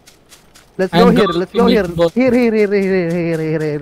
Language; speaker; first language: English; non-native, local second language; Filipino